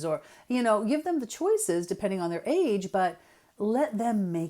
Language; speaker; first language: English; native; English